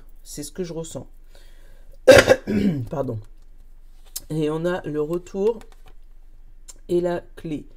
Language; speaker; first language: French; native; French